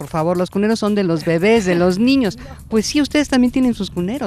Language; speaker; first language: Spanish; native; Spanish